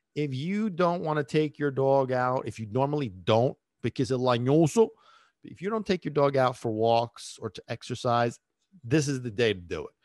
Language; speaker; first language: English; early bilingual, other home language; Italian